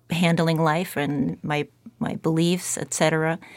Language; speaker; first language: English; non-native, fluent; Czech